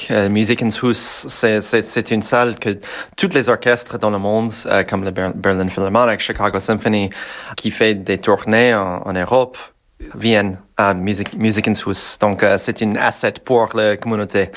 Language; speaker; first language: French; non-native, fluent; English